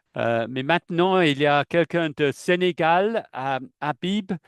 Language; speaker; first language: French; non-native, learner; English